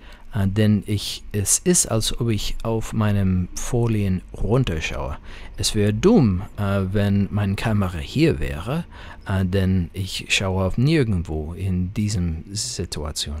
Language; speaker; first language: German; non-native, fluent; English